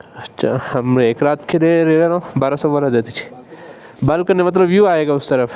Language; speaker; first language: Hindi; non-native, local second language; Telugu